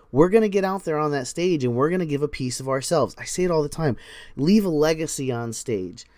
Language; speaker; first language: English; native; English